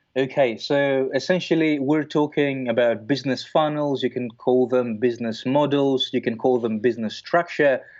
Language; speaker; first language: English; non-native, fluent; Greek